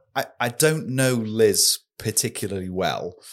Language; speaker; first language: English; native; English